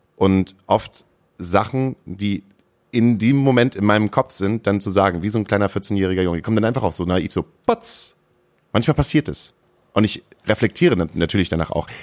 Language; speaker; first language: German; native; German